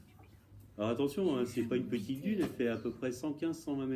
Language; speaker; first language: French; native; French